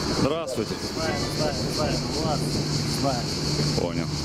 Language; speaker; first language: Russian; native; Russian